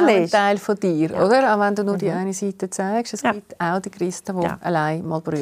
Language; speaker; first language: German; native; German